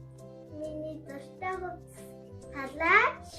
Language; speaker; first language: Mongolian; early bilingual, heritage; Mongolian